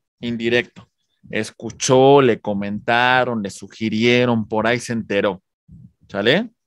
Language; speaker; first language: Spanish; native; Spanish